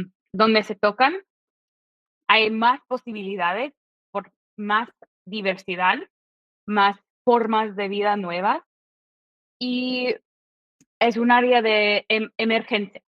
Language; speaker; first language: Spanish; non-native, fluent; English